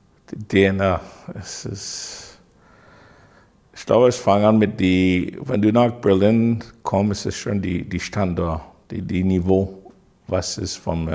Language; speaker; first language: German; non-native, fluent; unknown